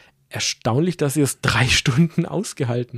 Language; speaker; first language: German; native; German